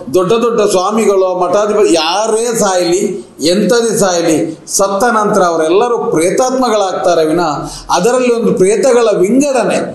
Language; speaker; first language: Kannada; non-native, local second language; Tulu